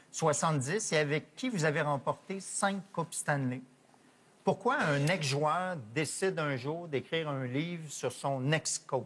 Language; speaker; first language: French; native; French